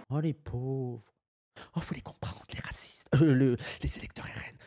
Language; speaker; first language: French; native; French